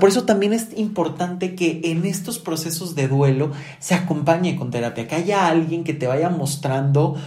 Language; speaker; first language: Spanish; native; Spanish